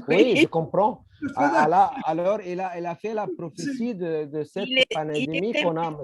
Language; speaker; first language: French; non-native, fluent; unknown